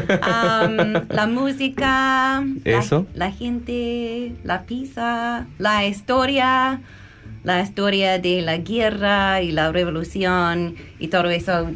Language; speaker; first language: Spanish; non-native, learner; English